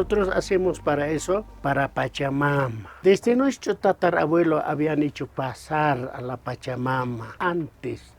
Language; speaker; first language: Spanish; non-native, local second language; Aymara